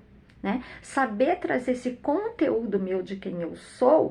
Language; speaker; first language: Portuguese; native; Portuguese